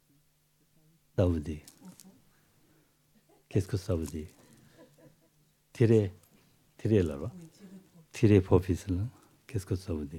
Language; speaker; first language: French; non-native, learner; Tibetan